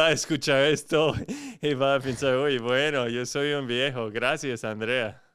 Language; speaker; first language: Spanish; non-native, fluent; English